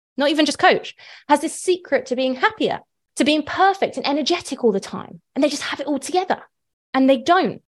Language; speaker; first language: English; native; English